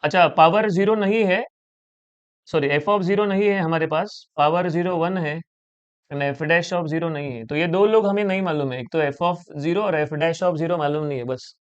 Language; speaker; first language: Hindi; non-native, local second language; Marathi